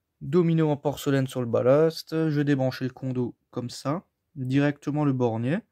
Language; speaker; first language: French; native; French